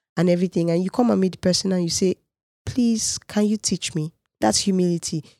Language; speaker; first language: English; non-native, local second language; Yoruba